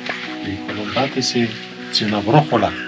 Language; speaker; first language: Spanish; non-native, learner; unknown